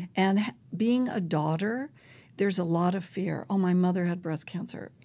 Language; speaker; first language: English; native; English